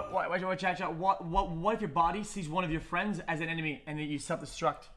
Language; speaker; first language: English; non-native, local second language; French